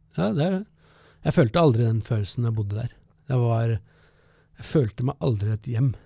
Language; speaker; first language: Norwegian; early bilingual, other home language; Kurdish